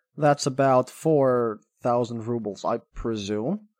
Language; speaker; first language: English; non-native, fluent; Russian